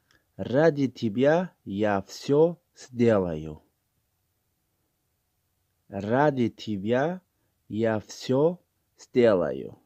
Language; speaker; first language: Russian; non-native, local second language; Tajik